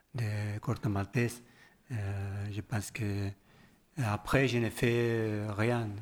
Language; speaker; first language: French; non-native, learner; Spanish